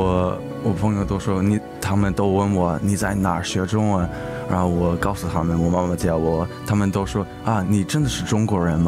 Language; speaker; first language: Chinese; early bilingual, heritage; English